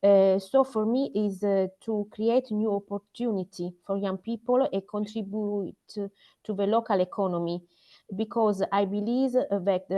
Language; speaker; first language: English; non-native, learner; Italian